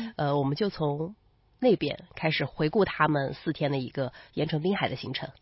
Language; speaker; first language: Chinese; native; Chinese